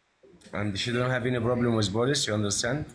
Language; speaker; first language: English; non-native, learner; Arabic